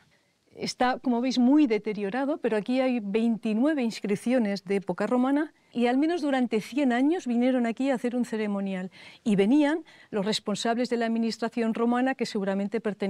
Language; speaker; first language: Spanish; non-native, local second language; Catalan